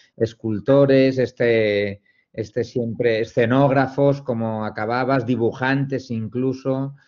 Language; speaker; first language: Spanish; non-native, local second language; Catalan